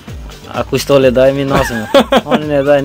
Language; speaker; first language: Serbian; non-native, learner; Portuguese